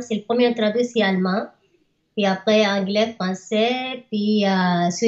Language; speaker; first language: French; non-native, learner; Arabic